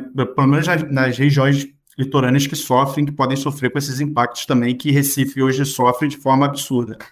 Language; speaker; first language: Portuguese; native; Portuguese